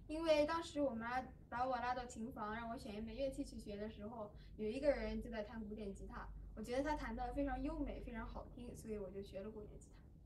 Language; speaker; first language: Chinese; early bilingual, heritage; Chinese